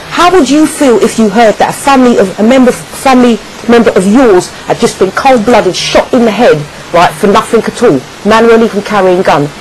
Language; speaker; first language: English; native; English